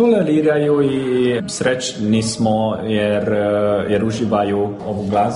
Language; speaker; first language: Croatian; non-native, local second language; Hungarian